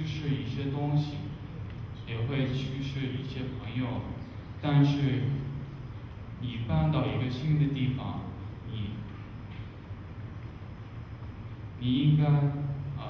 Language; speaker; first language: Chinese; non-native, learner; English